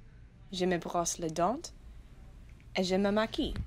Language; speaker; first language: French; non-native, learner; English